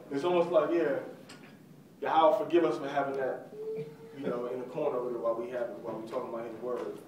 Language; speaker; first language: English; native; English